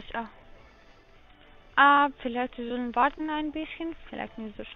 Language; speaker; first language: German; non-native, learner; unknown